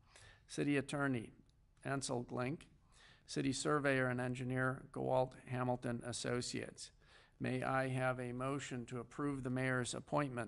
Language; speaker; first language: English; native; English